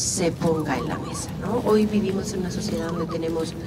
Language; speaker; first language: Spanish; native; Spanish